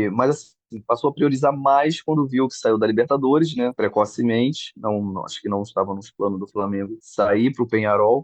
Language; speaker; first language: Portuguese; native; Portuguese